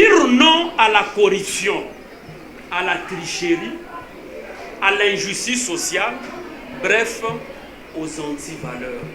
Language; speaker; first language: French; non-native, local second language; Lingala